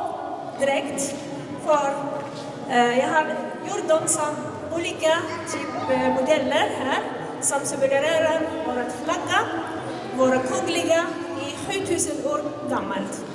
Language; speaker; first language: Swedish; non-native, fluent; Assyrian Neo-Aramaic